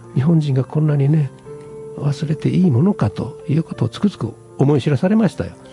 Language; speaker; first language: Japanese; native; Japanese